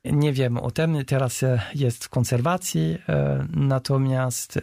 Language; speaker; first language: Polish; non-native, fluent; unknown